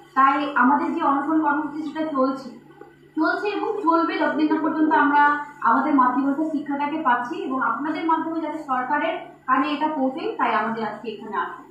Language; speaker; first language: Bangla; non-native, local second language; Santali